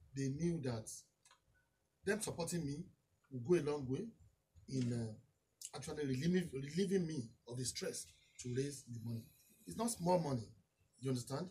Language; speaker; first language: English; non-native, local second language; Yoruba